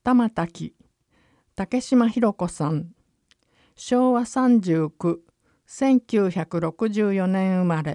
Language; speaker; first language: Japanese; native; Japanese